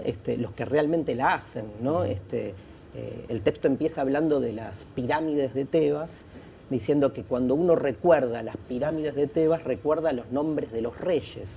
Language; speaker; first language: Spanish; native; Spanish